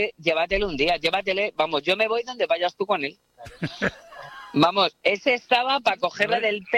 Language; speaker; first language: Spanish; native; Spanish